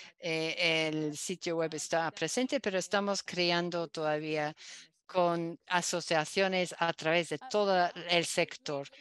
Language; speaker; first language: Spanish; non-native, learner; Dutch